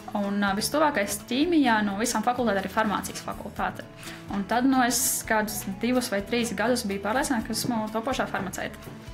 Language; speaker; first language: Latvian; non-native, local second language; Russian